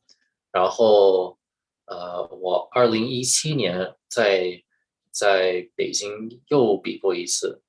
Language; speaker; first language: Chinese; early bilingual, heritage; English